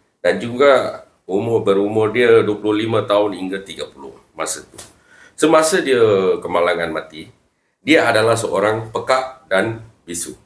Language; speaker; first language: Malay; non-native, local second language; Tamil